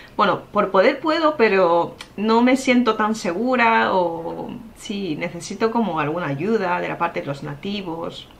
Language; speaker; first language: Spanish; non-native, fluent; Japanese